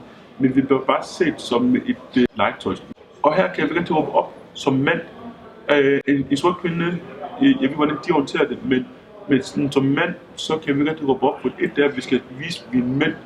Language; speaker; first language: Danish; early bilingual, other home language; Lingala